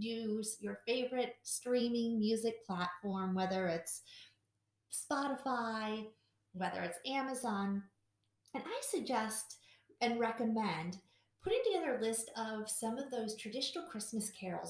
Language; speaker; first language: English; native; English